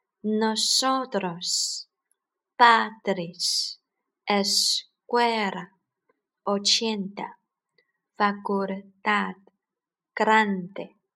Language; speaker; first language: Spanish; non-native, learner; Chinese